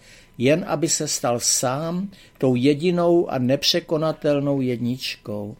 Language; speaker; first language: Czech; native; Czech